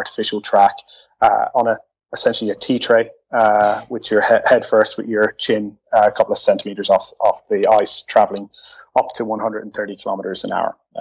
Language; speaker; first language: English; native; English